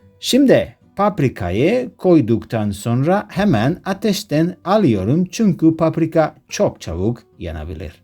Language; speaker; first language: Turkish; non-native, learner; Spanish